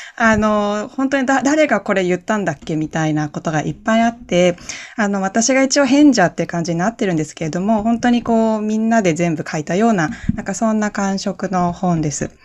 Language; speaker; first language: Japanese; native; Japanese